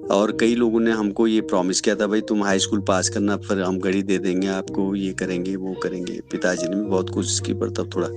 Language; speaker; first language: Hindi; native; Hindi